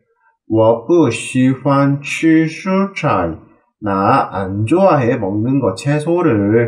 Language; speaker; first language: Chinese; non-native, learner; Korean